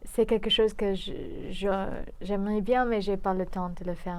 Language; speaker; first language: French; non-native, fluent; English